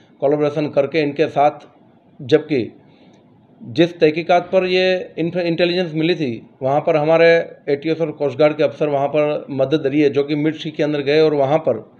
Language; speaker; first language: Hindi; non-native, local second language; Gujarati